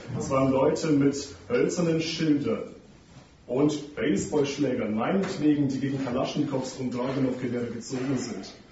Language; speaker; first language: German; non-native, fluent; Russian